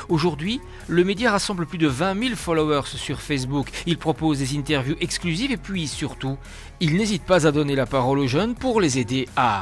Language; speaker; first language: French; native; French